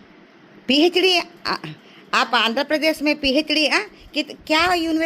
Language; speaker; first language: Hindi; non-native, local second language; Telugu